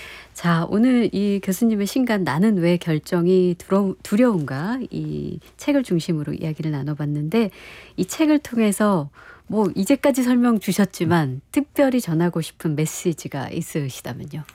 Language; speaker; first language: Korean; native; Korean